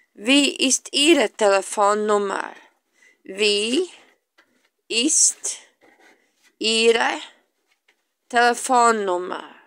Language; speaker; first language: German; non-native, fluent; Latvian